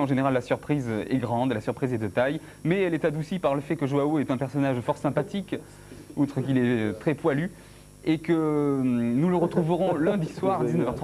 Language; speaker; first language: French; native; French